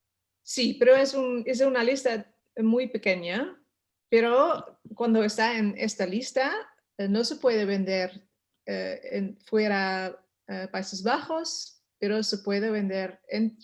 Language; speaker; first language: Spanish; non-native, learner; Dutch